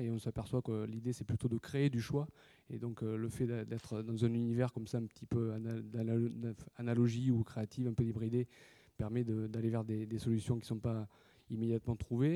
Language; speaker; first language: French; native; French